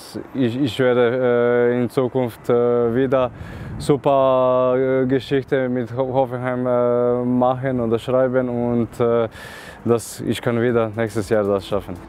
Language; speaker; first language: German; non-native, fluent; Croatian